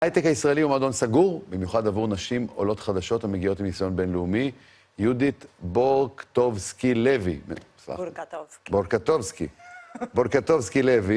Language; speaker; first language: Hebrew; native; Hebrew